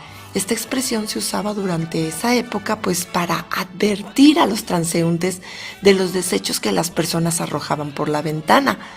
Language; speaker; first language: Spanish; native; Spanish